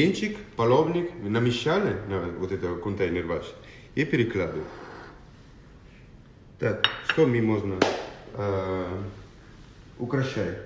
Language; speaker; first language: Russian; non-native, learner; Italian